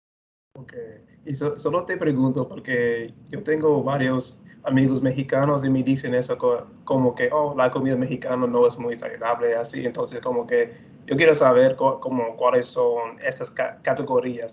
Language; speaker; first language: Spanish; non-native, fluent; English